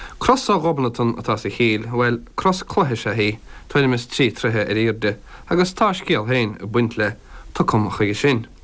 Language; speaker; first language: Irish; native; Irish